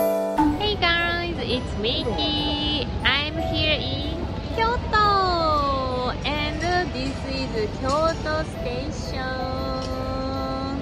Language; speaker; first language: English; non-native, learner; Japanese